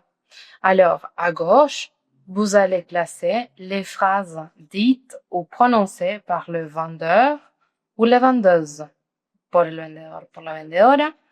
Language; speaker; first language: French; non-native, fluent; Spanish